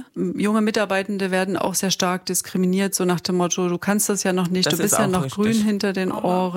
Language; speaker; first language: German; native; German